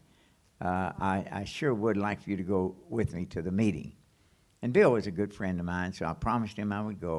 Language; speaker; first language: English; native; English